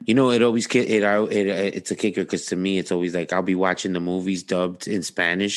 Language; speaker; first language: English; early bilingual, other home language; Spanish